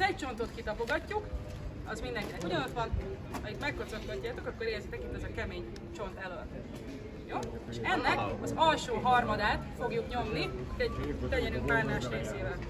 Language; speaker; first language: Hungarian; native; Hungarian